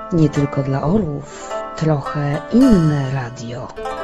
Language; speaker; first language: Polish; native; Polish